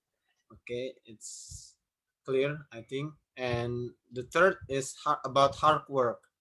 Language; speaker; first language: English; non-native, learner; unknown